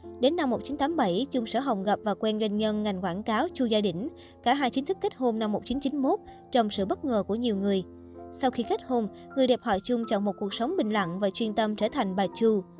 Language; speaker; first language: Vietnamese; native; Vietnamese